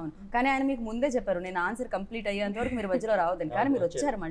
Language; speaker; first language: Telugu; native; Telugu